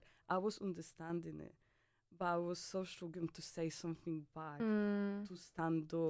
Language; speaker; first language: English; non-native, fluent; Polish